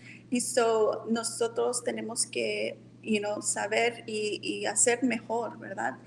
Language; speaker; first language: Spanish; early bilingual, heritage; Spanish